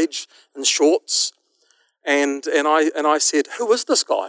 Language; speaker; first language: English; native; English